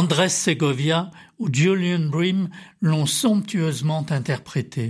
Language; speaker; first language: French; native; French